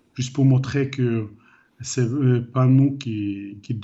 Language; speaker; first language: French; non-native, learner; Ukrainian